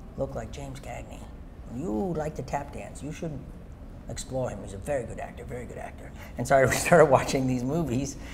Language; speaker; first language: English; native; English